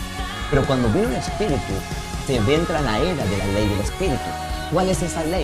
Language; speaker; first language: Spanish; native; Spanish